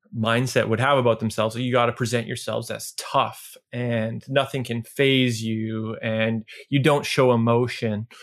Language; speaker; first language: English; native; English